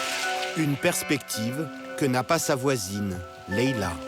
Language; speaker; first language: French; native; French